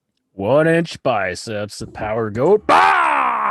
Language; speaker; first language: English; native; English